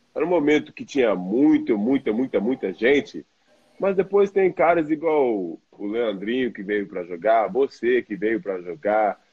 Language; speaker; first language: Portuguese; non-native, fluent; English